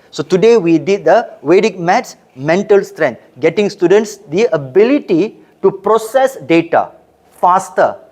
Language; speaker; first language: English; non-native, local second language; Tamil